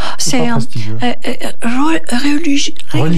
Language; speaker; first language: French; native; French